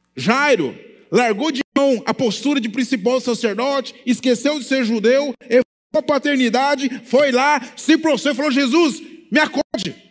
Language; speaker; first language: Portuguese; native; Portuguese